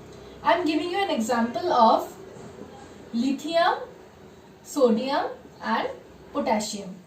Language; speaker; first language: English; non-native, local second language; Bangla